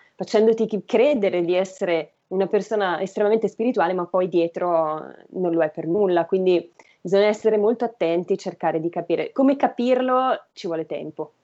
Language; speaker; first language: Italian; native; Italian